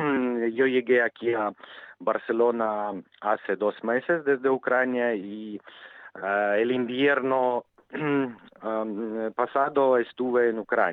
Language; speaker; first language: Spanish; non-native, fluent; Ukrainian